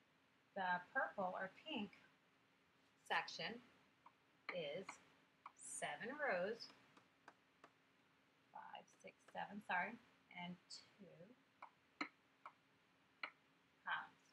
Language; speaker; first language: English; native; English